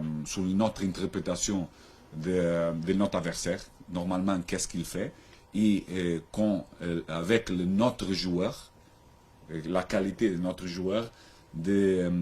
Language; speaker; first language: French; non-native, learner; Portuguese